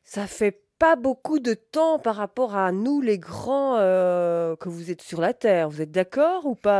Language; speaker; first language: French; native; French